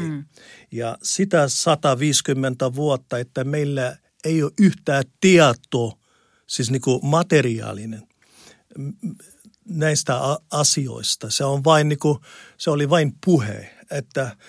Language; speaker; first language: Finnish; non-native, learner; Arabic